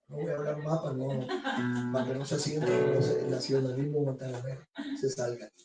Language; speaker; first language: Spanish; native; Spanish